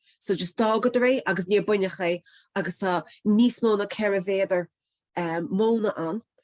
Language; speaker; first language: Irish; native; Irish